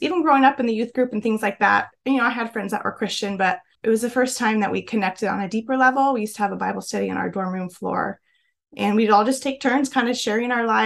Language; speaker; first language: English; native; English